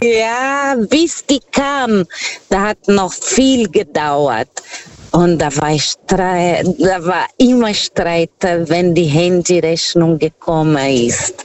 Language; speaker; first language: German; non-native, fluent; Portuguese